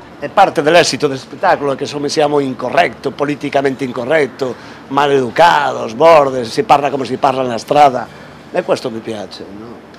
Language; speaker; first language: Italian; non-native, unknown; Spanish